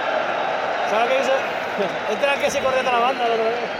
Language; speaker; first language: Spanish; native; Spanish